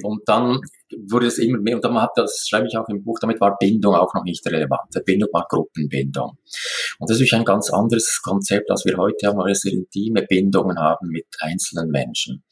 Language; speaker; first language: German; native; German